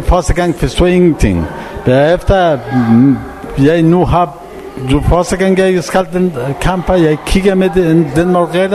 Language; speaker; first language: Danish; non-native, learner; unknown